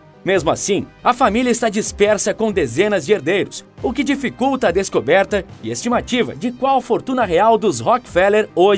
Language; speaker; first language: Portuguese; native; Portuguese